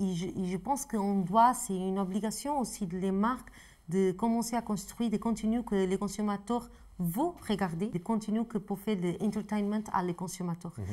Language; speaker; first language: French; non-native, fluent; Portuguese